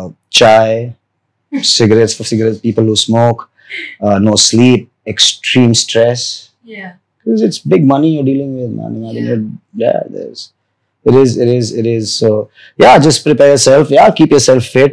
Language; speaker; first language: English; non-native, local second language; Gujarati